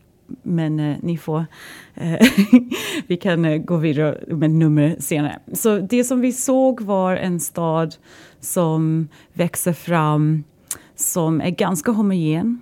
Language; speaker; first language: Swedish; non-native, fluent; English